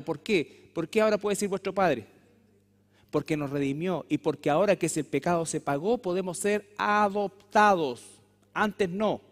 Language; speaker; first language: Spanish; native; Spanish